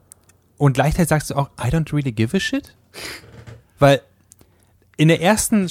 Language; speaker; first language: German; native; German